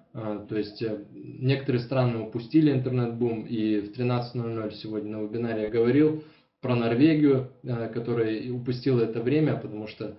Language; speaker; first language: Russian; native; Russian